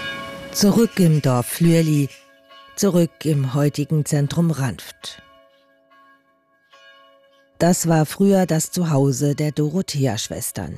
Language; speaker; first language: German; native; German